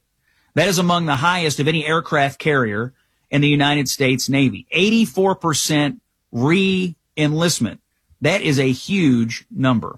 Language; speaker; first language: English; native; English